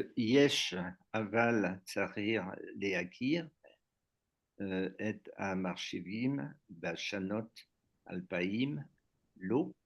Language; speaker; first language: Hebrew; non-native, learner; French